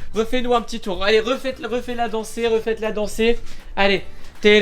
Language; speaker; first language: French; native; French